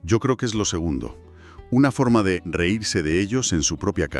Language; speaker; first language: Spanish; native; Spanish